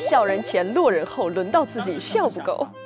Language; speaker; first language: Chinese; native; Chinese